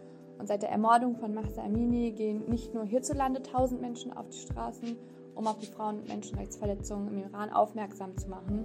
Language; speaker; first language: German; early bilingual, other home language; Turkish